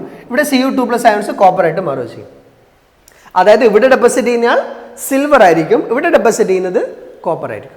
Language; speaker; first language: Malayalam; native; Malayalam